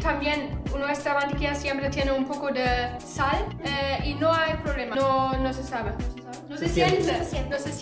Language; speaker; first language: Spanish; non-native, fluent; German